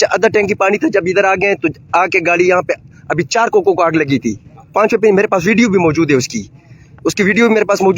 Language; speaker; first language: Urdu; native; Urdu